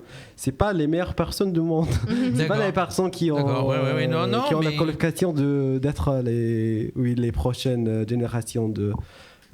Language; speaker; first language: French; non-native, learner; English